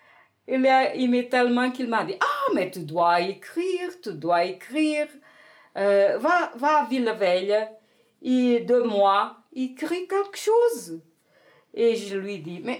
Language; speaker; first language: French; non-native, fluent; Portuguese